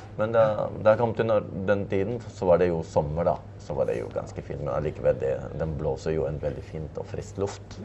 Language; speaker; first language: Norwegian; non-native, fluent; Filipino